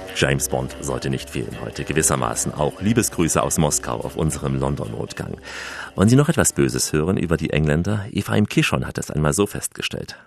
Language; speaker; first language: German; non-native, fluent; Russian